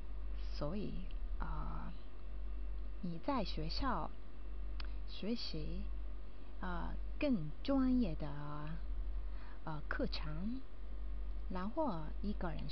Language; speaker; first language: Chinese; non-native, learner; Japanese